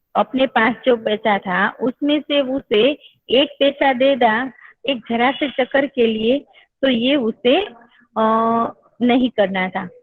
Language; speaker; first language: Hindi; non-native, local second language; Gujarati